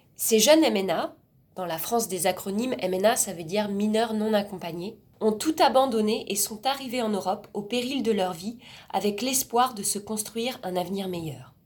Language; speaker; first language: French; native; French